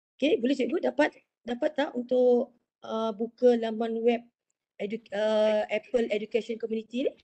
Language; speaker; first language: Malay; native; Malay